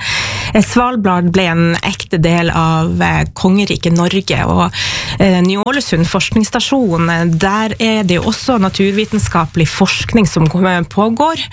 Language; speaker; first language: Norwegian; native; Norwegian